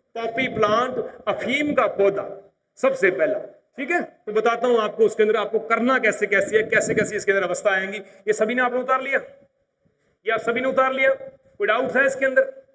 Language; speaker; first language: Hindi; native; Hindi